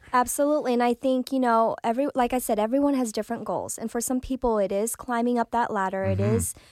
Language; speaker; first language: English; early bilingual, other home language; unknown